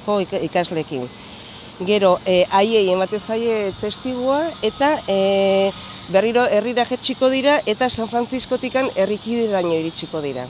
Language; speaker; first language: Basque; native; Basque